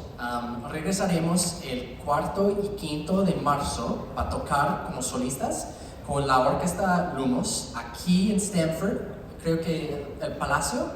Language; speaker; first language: Spanish; non-native, learner; English